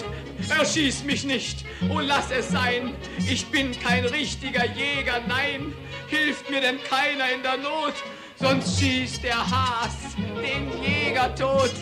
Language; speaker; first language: German; native; German